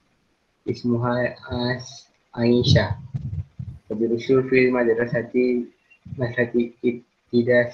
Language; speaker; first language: Arabic; non-native, learner; Malay